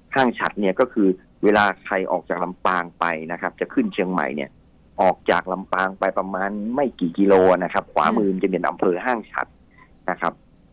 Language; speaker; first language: Thai; native; Thai